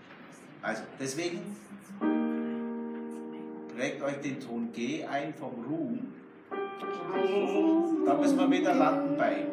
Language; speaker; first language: German; native; German